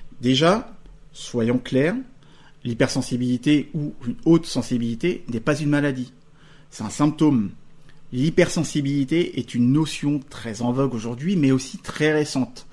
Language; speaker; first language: French; native; French